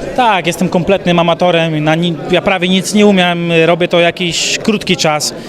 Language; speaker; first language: Polish; native; Polish